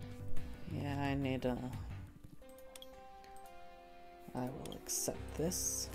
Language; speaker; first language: English; native; English